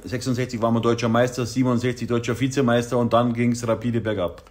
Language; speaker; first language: German; native; German